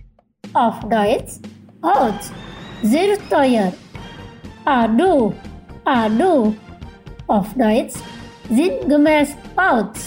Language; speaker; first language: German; non-native, fluent; Indonesian